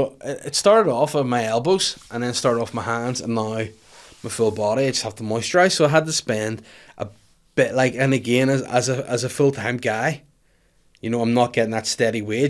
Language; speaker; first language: English; native; English